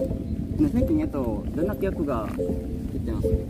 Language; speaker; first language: Japanese; non-native, learner; Indonesian